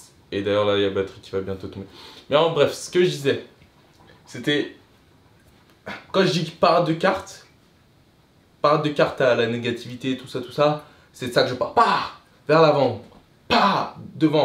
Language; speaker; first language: French; native; French